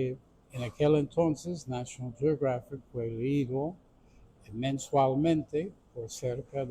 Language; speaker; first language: Spanish; non-native, fluent; English